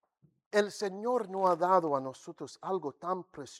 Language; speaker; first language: Spanish; non-native, fluent; English